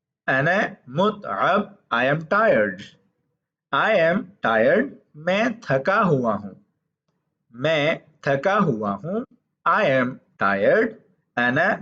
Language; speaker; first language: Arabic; non-native, fluent; Urdu